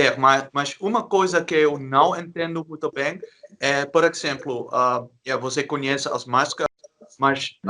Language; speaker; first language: Portuguese; non-native, learner; Dutch